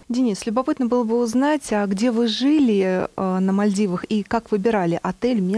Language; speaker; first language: Russian; native; Russian